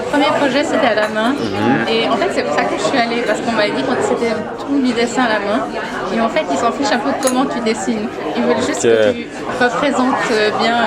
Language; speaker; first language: French; native; French